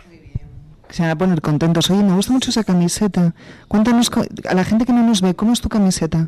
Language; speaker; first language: Spanish; native; Spanish